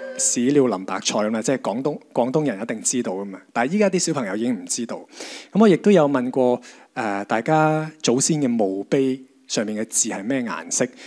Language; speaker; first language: Cantonese; native; Cantonese